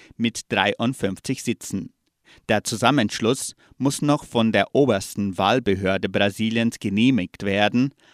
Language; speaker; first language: German; native; German